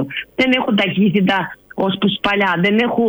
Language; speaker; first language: Greek; non-native, learner; Russian